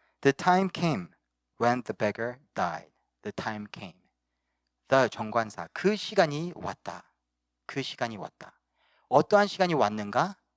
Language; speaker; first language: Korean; early bilingual, heritage; Korean